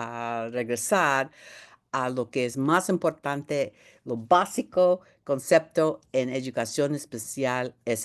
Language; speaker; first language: Spanish; early bilingual, heritage; Spanish